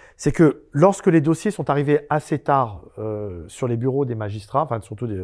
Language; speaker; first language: French; native; French